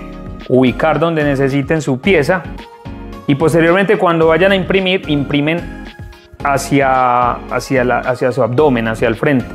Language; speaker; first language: Spanish; native; Spanish